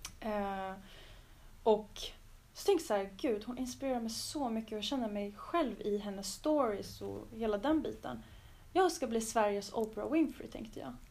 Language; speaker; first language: Swedish; early bilingual, other home language; Azerbaijani